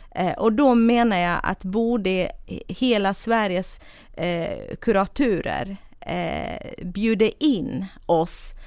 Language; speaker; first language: Swedish; non-native, fluent; Kurdish